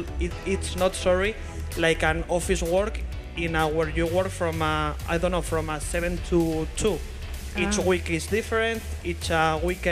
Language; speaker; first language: English; non-native, fluent; Spanish